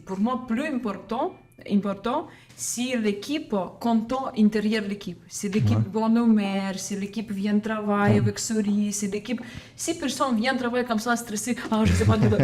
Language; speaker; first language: French; non-native, learner; Ukrainian